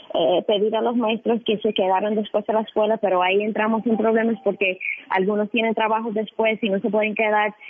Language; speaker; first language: Spanish; non-native, fluent; English